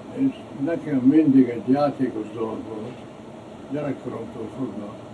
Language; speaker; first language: Hungarian; early bilingual, heritage; Hungarian